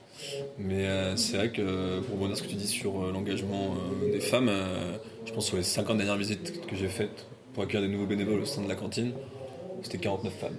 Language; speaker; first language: French; native; French